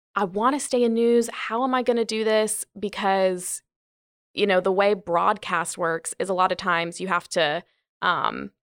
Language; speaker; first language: English; native; English